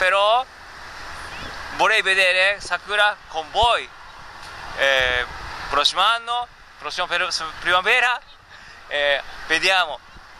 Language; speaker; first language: Italian; non-native, learner; Japanese